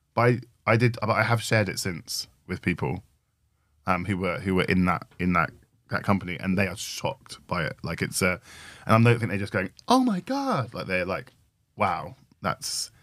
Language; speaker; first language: English; native; English